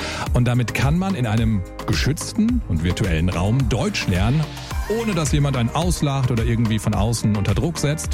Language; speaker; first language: German; native; German